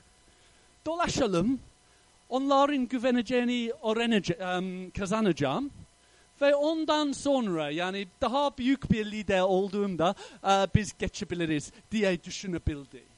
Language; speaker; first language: Turkish; non-native, fluent; English